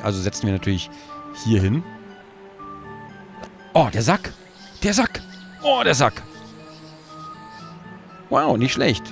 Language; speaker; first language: German; native; German